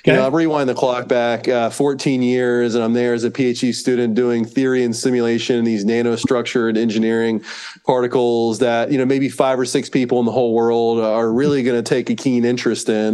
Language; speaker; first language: English; native; English